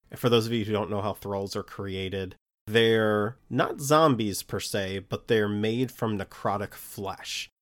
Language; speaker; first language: English; early bilingual, other home language; Italian